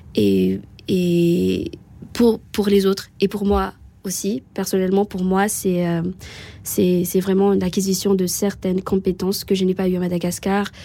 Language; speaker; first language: French; non-native, local second language; Malagasy